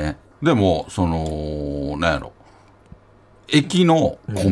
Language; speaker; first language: Japanese; native; Japanese